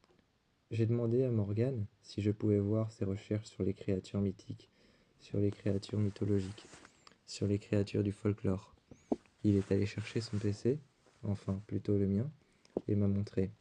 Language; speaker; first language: French; native; French